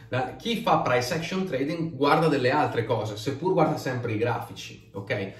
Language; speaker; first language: Italian; native; Italian